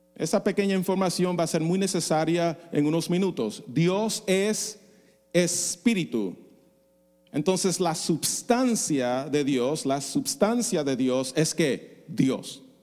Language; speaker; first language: Spanish; non-native, fluent; English